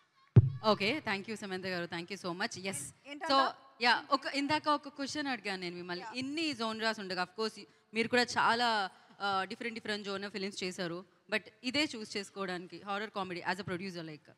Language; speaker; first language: Telugu; native; Telugu